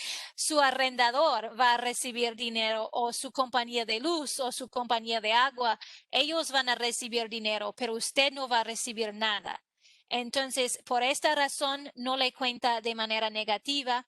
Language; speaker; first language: Spanish; non-native, fluent; English